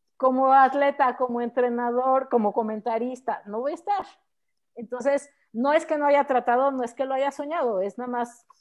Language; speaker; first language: Spanish; native; Spanish